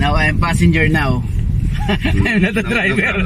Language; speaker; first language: English; non-native, local second language; Filipino